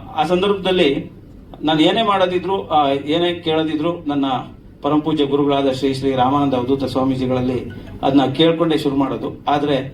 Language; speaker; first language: Kannada; native; Kannada